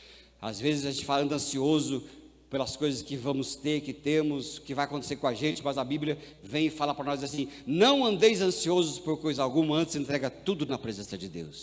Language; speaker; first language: Portuguese; native; Portuguese